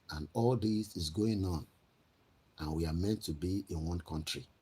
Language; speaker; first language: English; non-native, local second language; Yoruba